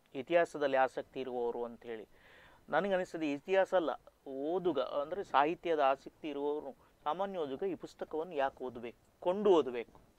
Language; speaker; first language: Kannada; native; Kannada